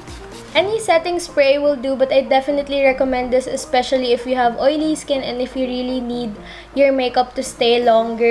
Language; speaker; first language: English; non-native, local second language; Filipino